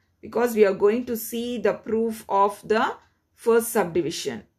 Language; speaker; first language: English; non-native, local second language; Tamil